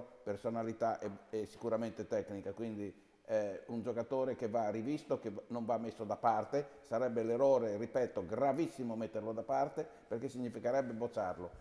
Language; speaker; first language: Italian; native; Italian